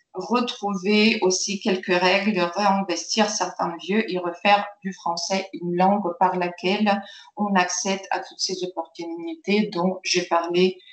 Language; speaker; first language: French; non-native, fluent; Ukrainian